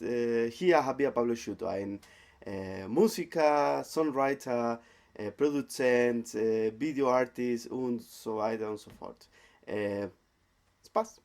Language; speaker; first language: German; non-native, fluent; Spanish